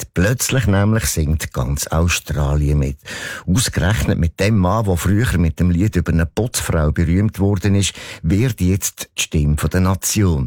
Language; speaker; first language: German; native; German